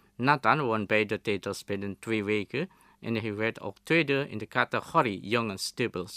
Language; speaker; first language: Dutch; non-native, fluent; Indonesian